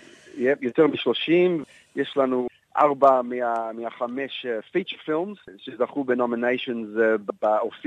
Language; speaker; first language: Hebrew; non-native, fluent; English